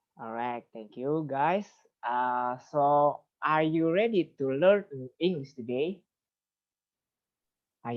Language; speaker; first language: English; non-native, fluent; Indonesian